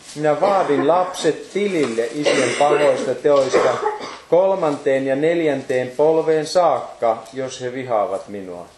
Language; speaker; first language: Finnish; native; Finnish